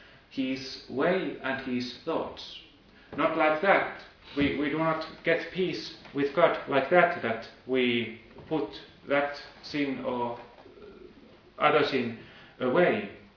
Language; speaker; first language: English; non-native, fluent; Finnish